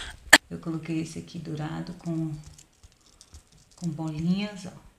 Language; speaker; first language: Portuguese; native; Portuguese